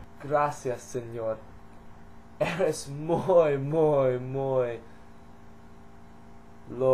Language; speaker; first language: Spanish; non-native, learner; English